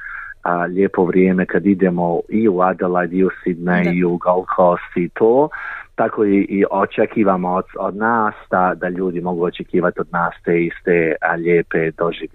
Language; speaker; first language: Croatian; early bilingual, heritage; Croatian